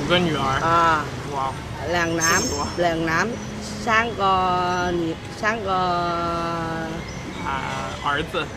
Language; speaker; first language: Chinese; non-native, fluent; English